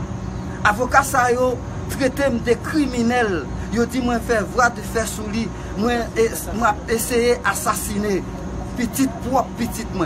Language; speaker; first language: French; non-native, learner; Haitian Creole